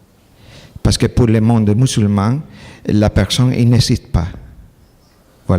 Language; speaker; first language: French; non-native, learner; Spanish